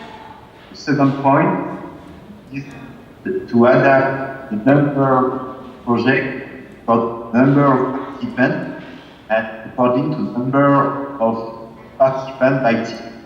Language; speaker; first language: English; non-native, fluent; French